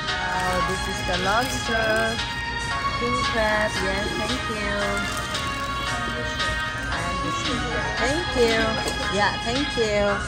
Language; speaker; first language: English; non-native, local second language; Tibetan